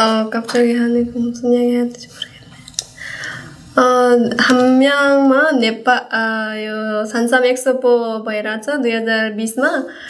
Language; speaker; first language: Korean; non-native, fluent; Nepali